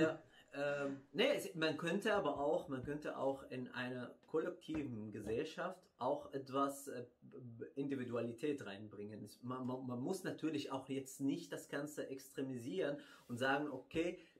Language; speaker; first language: German; non-native, fluent; Arabic